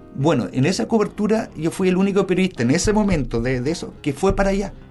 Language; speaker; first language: Spanish; early bilingual, other home language; German